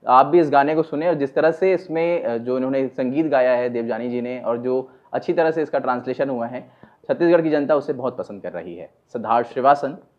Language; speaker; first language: Hindi; native; Hindi